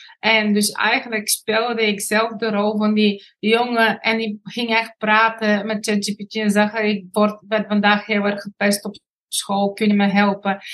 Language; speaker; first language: Dutch; non-native, fluent; Bulgarian